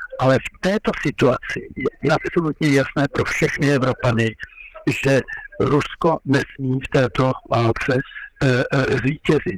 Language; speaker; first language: Czech; non-native, fluent; French